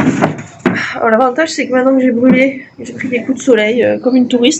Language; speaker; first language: French; native; French